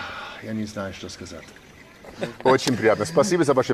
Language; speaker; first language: Russian; non-native, learner; English